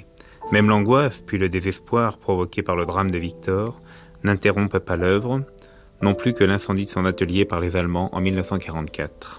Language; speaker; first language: French; native; French